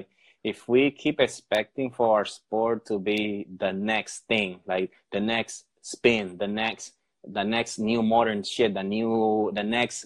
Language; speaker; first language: English; non-native, fluent; Spanish